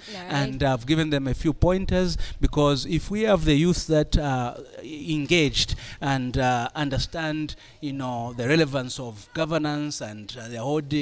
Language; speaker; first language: English; non-native, local second language; Bemba